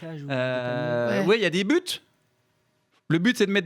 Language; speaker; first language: French; native; French